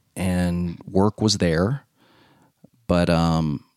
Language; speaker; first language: English; native; English